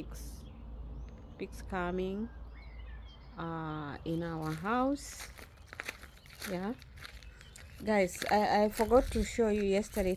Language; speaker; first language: English; non-native, learner; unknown